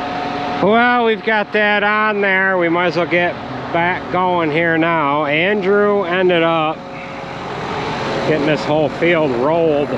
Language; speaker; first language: English; native; English